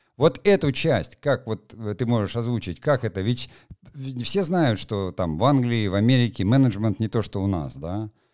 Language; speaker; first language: Russian; native; Russian